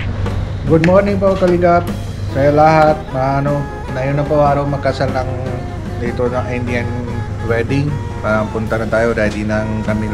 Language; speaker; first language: Filipino; early bilingual, heritage; Filipino